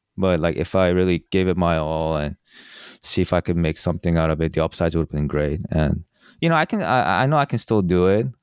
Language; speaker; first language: English; early bilingual, other home language; Korean